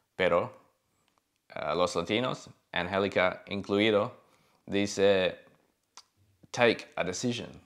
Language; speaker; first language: Spanish; non-native, learner; English